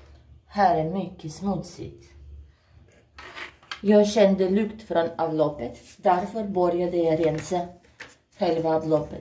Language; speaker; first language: Swedish; non-native, learner; Russian